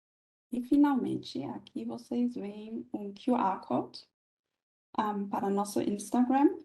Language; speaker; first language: Portuguese; non-native, fluent; German